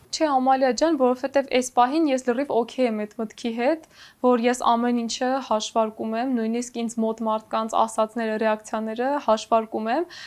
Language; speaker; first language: Armenian; native; Armenian